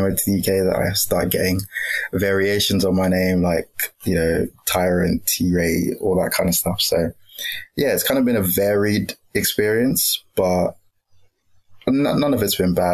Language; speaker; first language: English; native; English